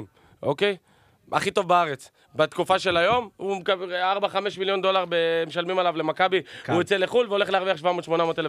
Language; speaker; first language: Hebrew; native; Hebrew